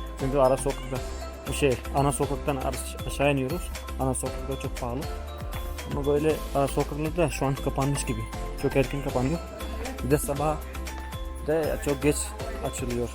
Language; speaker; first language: Turkish; non-native, fluent; Hindi